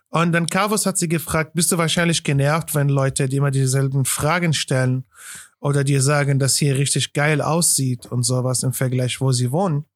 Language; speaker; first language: German; non-native, fluent; Arabic